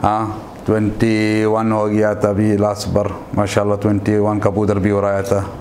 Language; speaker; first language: Hindi; non-native, learner; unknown